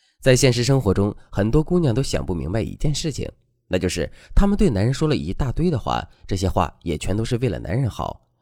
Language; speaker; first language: Chinese; native; Chinese